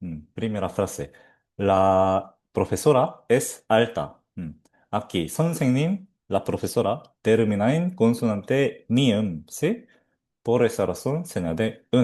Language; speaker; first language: Spanish; non-native, fluent; Korean